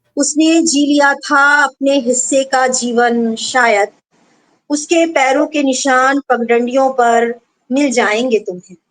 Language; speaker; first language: Hindi; non-native, local second language; Bangla